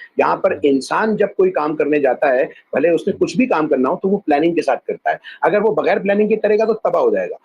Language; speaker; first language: Urdu; native; Urdu